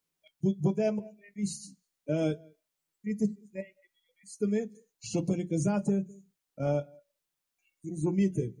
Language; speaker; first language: Ukrainian; early bilingual, heritage; English